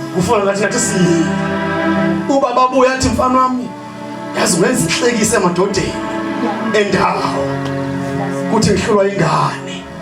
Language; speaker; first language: Zulu; non-native, local second language; South Ndebele